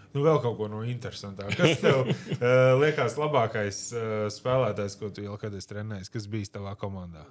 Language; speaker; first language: Latvian; native; Latvian